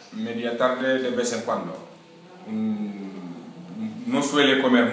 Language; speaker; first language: Spanish; non-native, learner; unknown